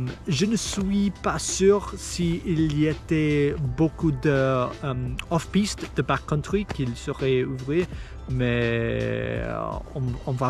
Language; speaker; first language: French; non-native, learner; English